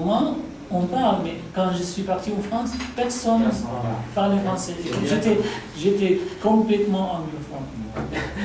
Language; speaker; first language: French; non-native, fluent; Arabic